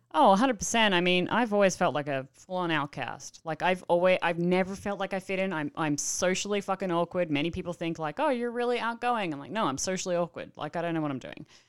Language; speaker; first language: English; native; English